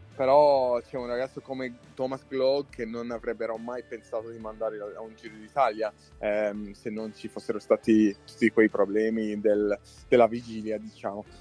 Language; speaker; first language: Italian; non-native, fluent; English